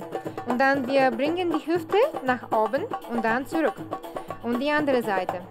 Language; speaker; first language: German; non-native, learner; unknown